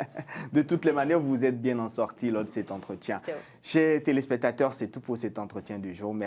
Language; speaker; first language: French; native; French